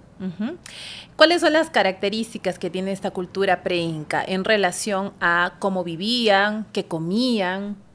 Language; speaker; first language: Spanish; native; Spanish